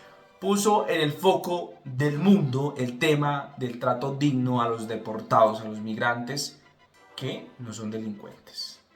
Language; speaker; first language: Spanish; native; Spanish